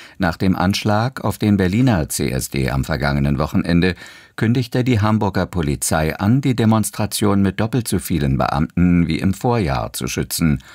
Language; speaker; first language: German; native; German